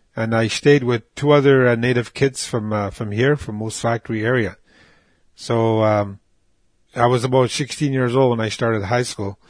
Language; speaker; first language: English; non-native, fluent; Cree